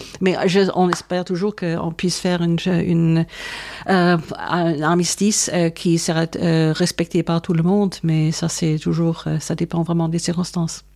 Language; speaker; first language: French; non-native, fluent; German